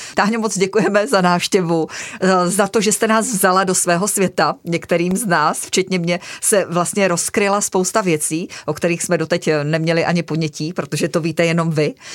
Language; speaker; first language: Czech; native; Czech